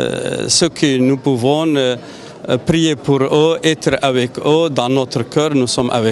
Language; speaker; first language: French; non-native, fluent; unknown